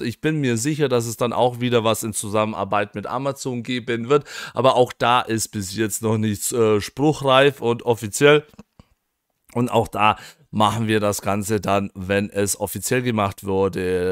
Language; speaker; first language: German; native; German